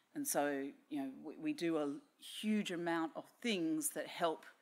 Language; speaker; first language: English; native; English